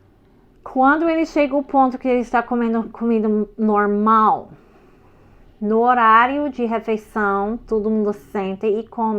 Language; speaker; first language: Portuguese; non-native, fluent; English